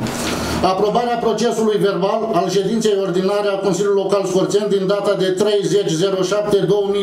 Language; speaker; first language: Romanian; native; Romanian